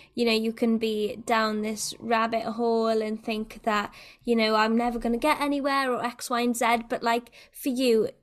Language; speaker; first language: English; native; English